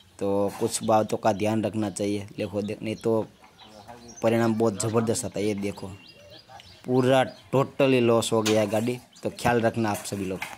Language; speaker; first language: Hindi; non-native, local second language; Gujarati